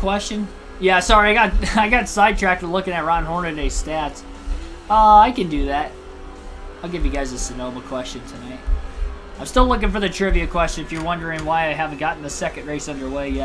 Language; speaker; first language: English; native; English